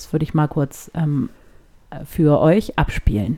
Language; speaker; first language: German; native; German